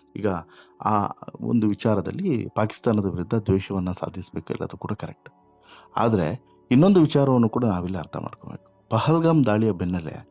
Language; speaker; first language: Kannada; native; Kannada